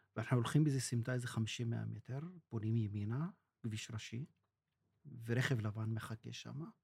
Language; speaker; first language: Hebrew; non-native, local second language; Arabic